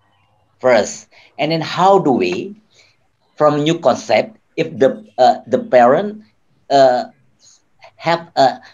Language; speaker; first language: English; non-native, learner; Indonesian